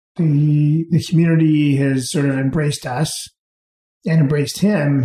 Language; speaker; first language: English; native; English